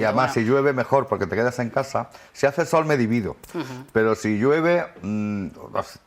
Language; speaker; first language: Spanish; native; Spanish